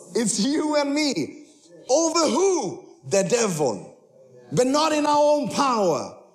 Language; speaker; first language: English; early bilingual, heritage; Spanish